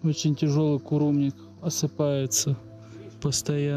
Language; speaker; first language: Russian; native; Russian